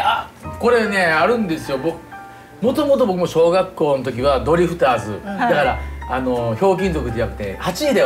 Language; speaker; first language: Japanese; native; Japanese